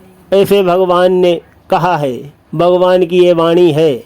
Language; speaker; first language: Hindi; native; Hindi